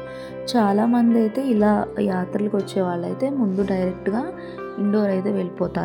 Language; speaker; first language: Telugu; native; Telugu